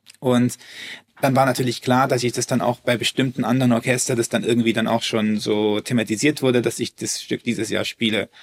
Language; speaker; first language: German; early bilingual, heritage; German